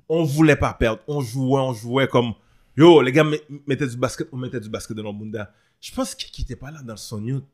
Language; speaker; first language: French; early bilingual, other home language; Haitian Creole